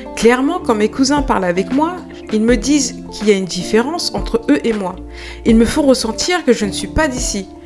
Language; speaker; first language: French; native; French